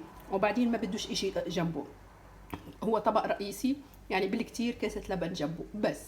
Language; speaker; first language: Arabic; native; Arabic